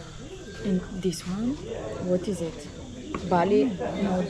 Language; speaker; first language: English; non-native, fluent; Bulgarian